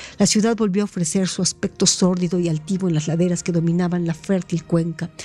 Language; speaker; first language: Spanish; native; Spanish